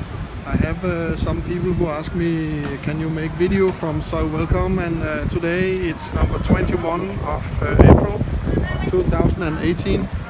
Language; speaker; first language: English; non-native, fluent; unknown